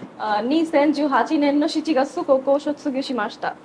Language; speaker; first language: Japanese; non-native, learner; Bangla